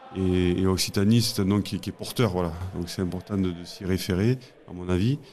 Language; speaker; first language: French; native; French